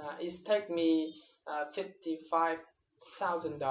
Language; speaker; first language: English; non-native, learner; Vietnamese